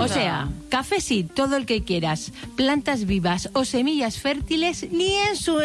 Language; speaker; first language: Spanish; native; Spanish